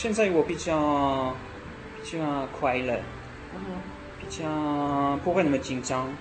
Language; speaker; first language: Chinese; non-native, learner; French